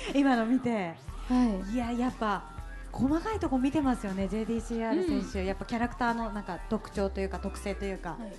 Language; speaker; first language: Japanese; native; Japanese